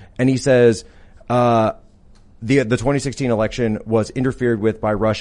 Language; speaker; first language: English; native; English